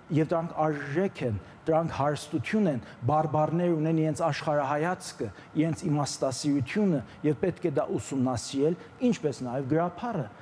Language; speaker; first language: Armenian; early bilingual, heritage; Armenian